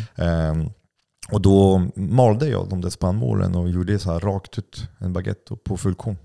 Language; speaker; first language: Swedish; non-native, fluent; French